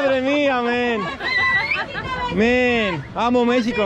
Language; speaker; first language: Spanish; non-native, learner; Greek